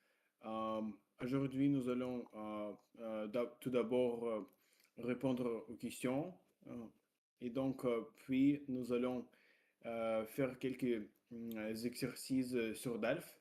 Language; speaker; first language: French; non-native, learner; Russian